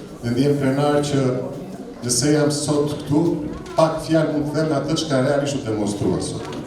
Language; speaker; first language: Albanian; native; Albanian